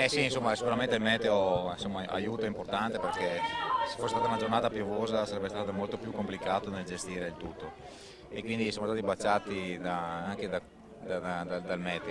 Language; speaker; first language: Italian; native; Italian